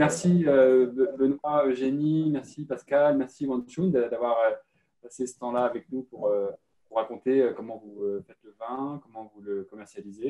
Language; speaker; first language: French; native; French